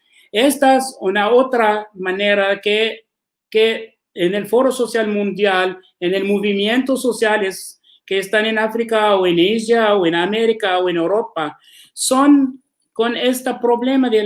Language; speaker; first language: Spanish; non-native, learner; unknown